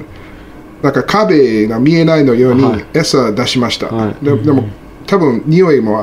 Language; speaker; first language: Japanese; non-native, learner; English